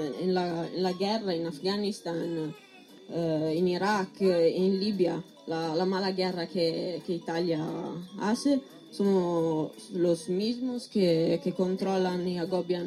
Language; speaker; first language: Spanish; non-native, learner; Italian